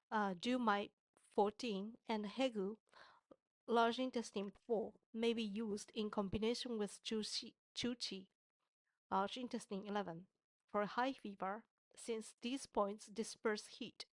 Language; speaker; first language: English; non-native, fluent; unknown